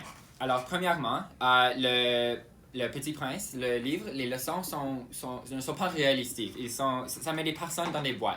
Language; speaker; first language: French; non-native, local second language; English